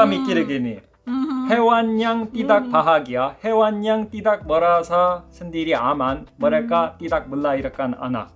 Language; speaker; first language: Indonesian; non-native, fluent; Korean